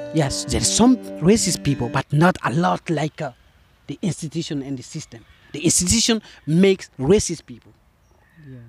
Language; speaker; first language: English; non-native, fluent; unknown